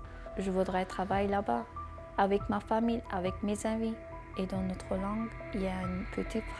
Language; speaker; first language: French; non-native, learner; Persian